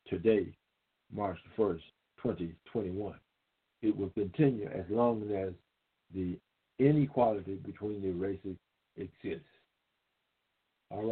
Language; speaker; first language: English; native; English